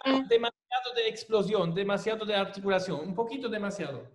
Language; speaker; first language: Spanish; non-native, fluent; German